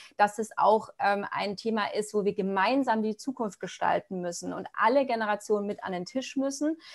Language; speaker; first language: German; native; German